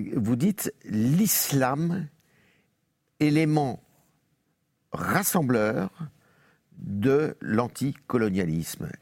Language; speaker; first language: French; native; French